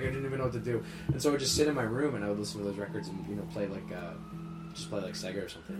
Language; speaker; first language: English; native; English